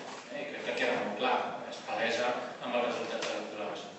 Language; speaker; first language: Catalan; native; Catalan